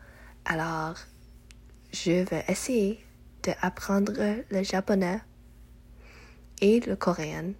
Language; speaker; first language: French; non-native, learner; English